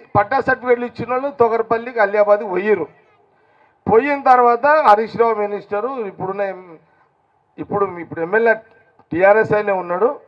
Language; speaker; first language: Telugu; native; Telugu